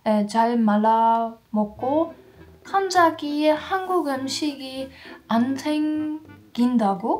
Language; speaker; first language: Korean; non-native, learner; German